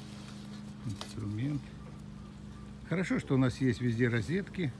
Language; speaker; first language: Russian; native; Russian